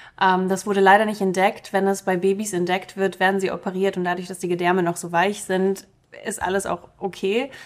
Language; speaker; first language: German; early bilingual, other home language; Russian